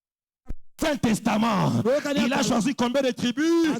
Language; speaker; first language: French; non-native, local second language; Lingala